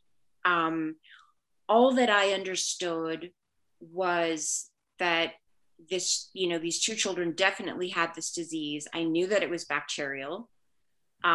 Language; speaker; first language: English; early bilingual, other home language; Spanish